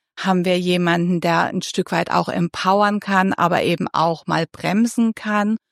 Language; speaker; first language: German; native; German